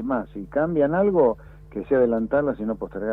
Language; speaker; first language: Spanish; native; Spanish